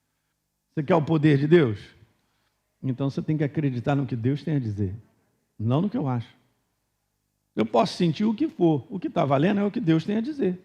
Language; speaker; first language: Portuguese; native; Portuguese